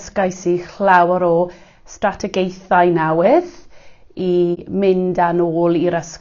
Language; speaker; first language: Welsh; non-native, local second language; English